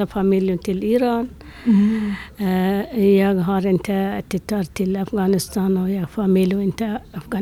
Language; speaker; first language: Swedish; non-native, learner; Persian